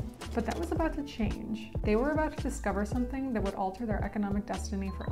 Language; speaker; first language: English; native; English